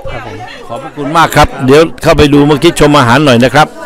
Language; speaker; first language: Thai; native; Thai